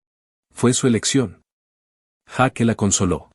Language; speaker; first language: Spanish; native; Spanish